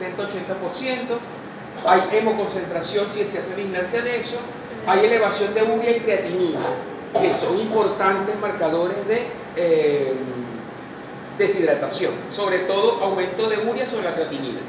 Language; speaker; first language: Spanish; native; Spanish